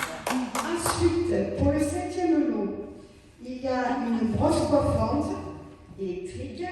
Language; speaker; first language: French; native; French